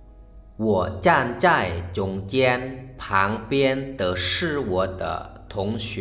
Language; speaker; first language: Chinese; non-native, fluent; Lao